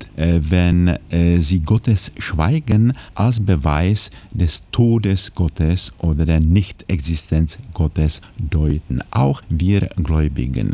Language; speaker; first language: German; non-native, fluent; Czech